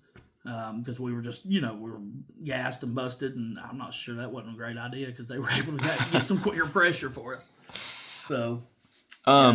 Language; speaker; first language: English; native; English